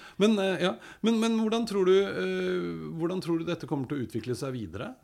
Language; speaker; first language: Norwegian; native; Norwegian